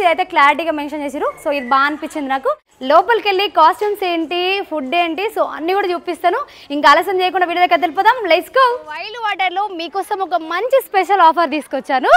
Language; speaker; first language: Telugu; native; Telugu